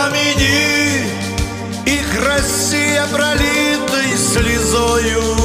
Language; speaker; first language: Russian; native; Russian